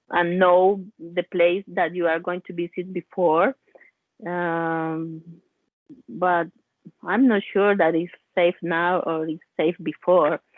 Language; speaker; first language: English; non-native, learner; Spanish